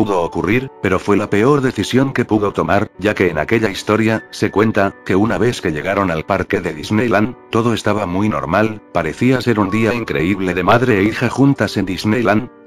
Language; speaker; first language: Spanish; native; Spanish